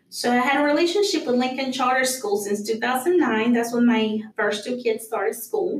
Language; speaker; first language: English; early bilingual, other home language; Spanish